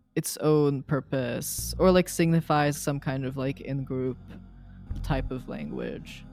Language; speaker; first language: English; early bilingual, other home language; Serbian